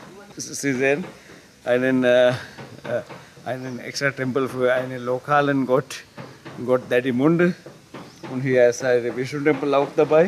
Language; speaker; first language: German; non-native, learner; Sinhala